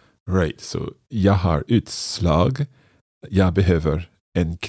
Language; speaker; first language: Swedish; non-native, learner; English